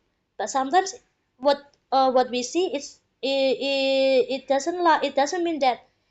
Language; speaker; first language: English; non-native, fluent; Indonesian